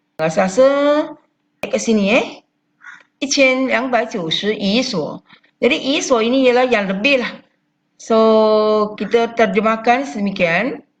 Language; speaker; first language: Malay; non-native, local second language; Chinese